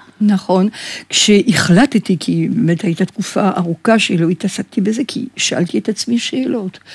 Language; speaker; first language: Hebrew; non-native, fluent; French